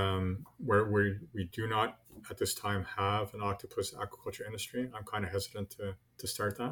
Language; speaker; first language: English; native; English